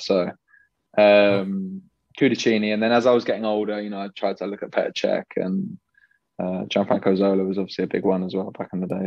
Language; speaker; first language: English; native; English